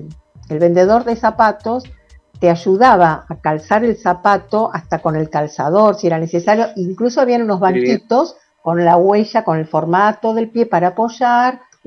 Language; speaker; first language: Spanish; native; Spanish